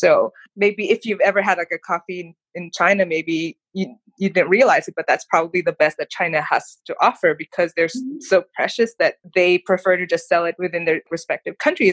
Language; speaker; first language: English; non-native, local second language; Filipino